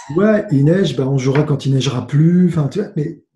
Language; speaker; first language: French; native; French